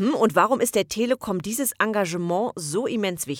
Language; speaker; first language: German; native; German